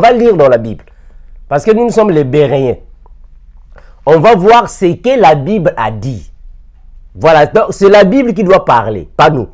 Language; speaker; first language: French; non-native, local second language; Lingala